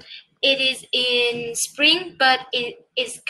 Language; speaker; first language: English; non-native, learner; Vietnamese